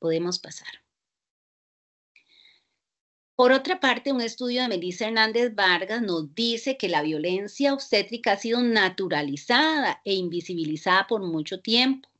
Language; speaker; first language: Spanish; native; Spanish